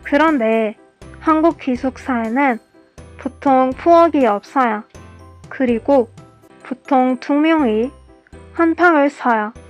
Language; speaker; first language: Korean; non-native, learner; Persian